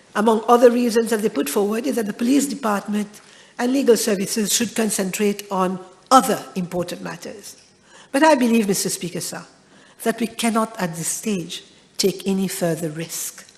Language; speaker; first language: English; non-native, local second language; Morisyen